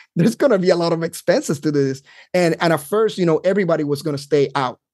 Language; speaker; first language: English; non-native, fluent; Spanish